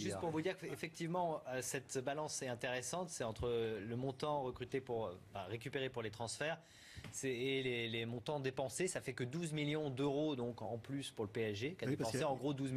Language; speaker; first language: French; native; French